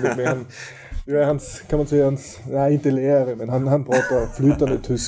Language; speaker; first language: Swedish; non-native, fluent; German